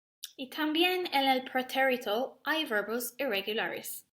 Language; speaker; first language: Spanish; non-native, learner; English